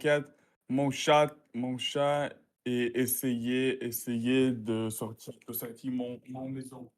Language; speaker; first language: French; non-native, learner; Russian